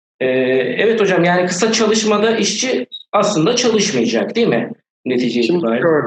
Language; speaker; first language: Turkish; native; Turkish